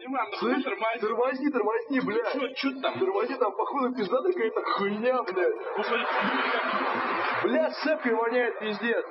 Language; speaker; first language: Russian; native; Russian